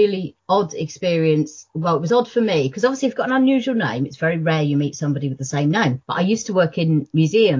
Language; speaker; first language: English; native; English